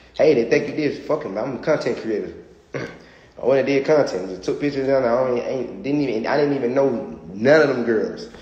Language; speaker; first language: English; native; English